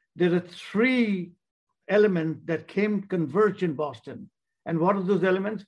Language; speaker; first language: English; non-native, local second language; Bangla